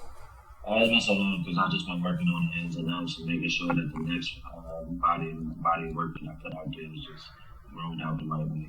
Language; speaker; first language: English; native; English